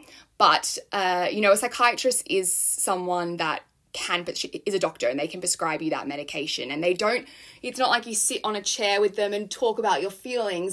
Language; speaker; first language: English; native; English